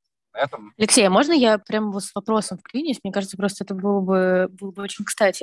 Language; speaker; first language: Russian; native; Russian